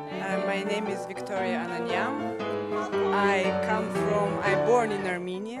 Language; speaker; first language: English; non-native, fluent; Armenian